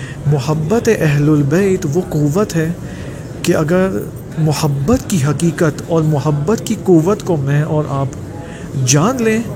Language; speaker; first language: Urdu; native; Urdu